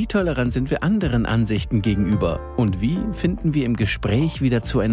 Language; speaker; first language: German; native; German